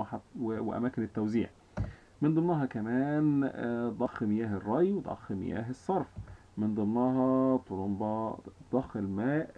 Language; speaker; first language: Arabic; native; Arabic